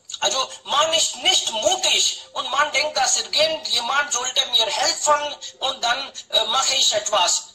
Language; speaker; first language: German; non-native, fluent; Hindi